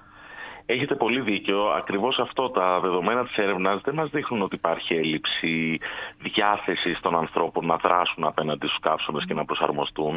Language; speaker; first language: Greek; native; Greek